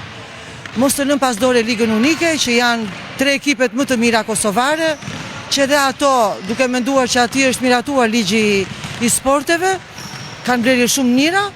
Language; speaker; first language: Albanian; native; Albanian